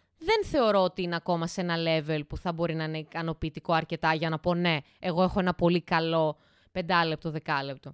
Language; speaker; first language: Greek; native; Greek